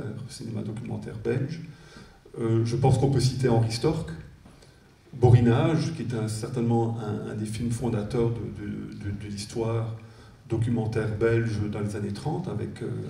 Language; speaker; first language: French; native; French